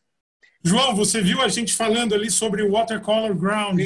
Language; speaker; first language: Portuguese; native; Portuguese